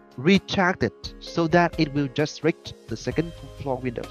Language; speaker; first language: English; non-native, fluent; Vietnamese